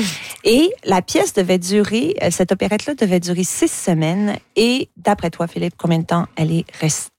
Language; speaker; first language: French; native; French